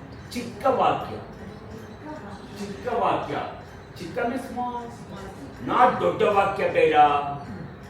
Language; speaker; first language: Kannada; non-native, learner; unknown